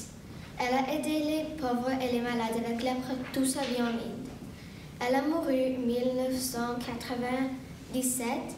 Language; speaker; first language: French; non-native, learner; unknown